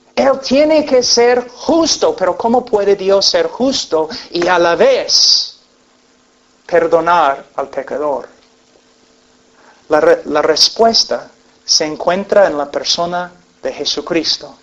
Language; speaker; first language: Spanish; non-native, fluent; English